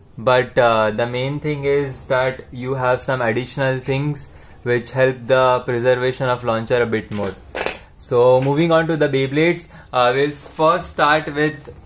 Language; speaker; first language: English; non-native, local second language; Hindi